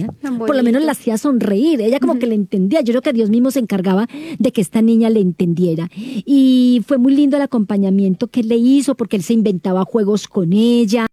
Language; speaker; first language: Spanish; native; Spanish